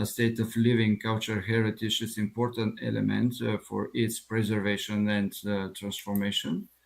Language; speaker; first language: English; non-native, learner; Bulgarian